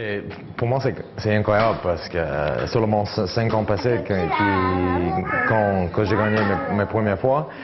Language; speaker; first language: French; non-native, learner; English